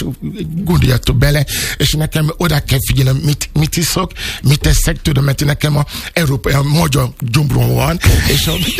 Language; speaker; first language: Hungarian; non-native, learner; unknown